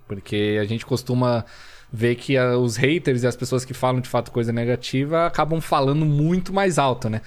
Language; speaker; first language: Portuguese; early bilingual, other home language; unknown